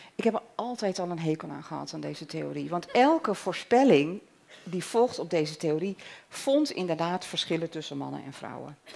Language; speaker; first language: Dutch; native; Dutch